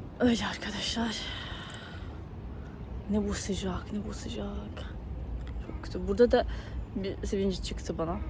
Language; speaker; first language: Turkish; non-native, fluent; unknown